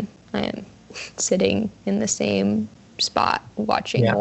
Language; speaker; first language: English; native; English